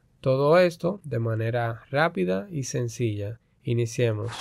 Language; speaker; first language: Spanish; native; Spanish